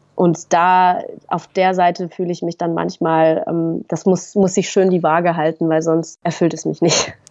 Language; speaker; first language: German; native; German